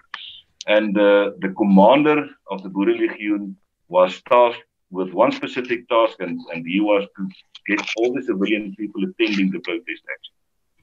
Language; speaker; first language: English; non-native, local second language; Afrikaans